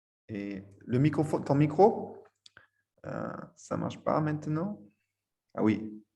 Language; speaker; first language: French; non-native, learner; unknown